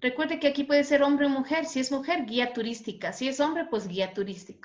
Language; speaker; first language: Spanish; native; Spanish